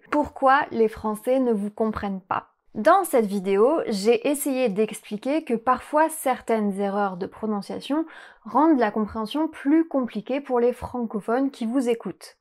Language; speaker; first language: French; native; French